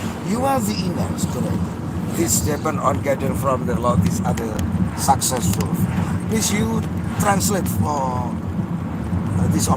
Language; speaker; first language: English; non-native, learner; Indonesian